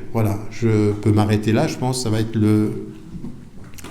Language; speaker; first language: French; native; French